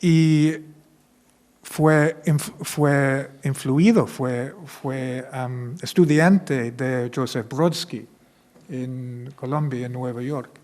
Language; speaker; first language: Spanish; non-native, fluent; English